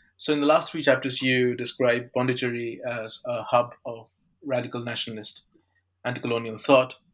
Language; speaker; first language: English; non-native, local second language; Bangla